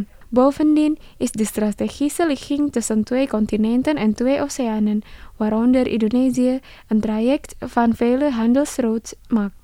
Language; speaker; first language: Dutch; non-native, learner; Indonesian